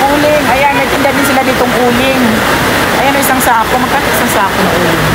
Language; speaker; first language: Filipino; native; Filipino